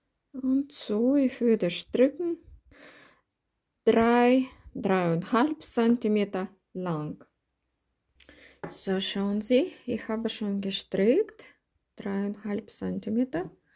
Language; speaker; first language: German; non-native, learner; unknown